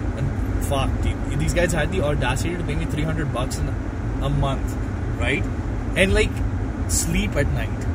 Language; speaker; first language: English; non-native, local second language; Hindi